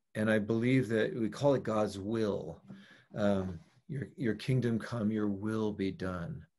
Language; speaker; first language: English; native; English